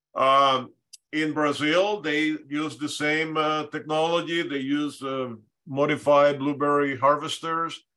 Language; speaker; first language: English; non-native, fluent; Spanish